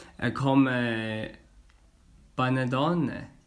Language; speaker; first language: Italian; non-native, learner; Chinese